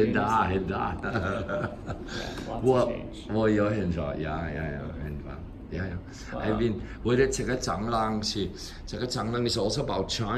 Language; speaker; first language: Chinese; non-native, learner; German